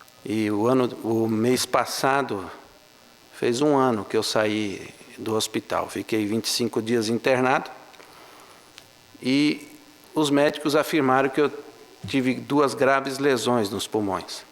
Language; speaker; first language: Portuguese; native; Portuguese